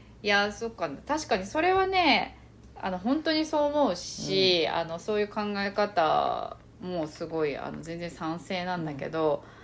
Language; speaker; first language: Japanese; early bilingual, other home language; Chinese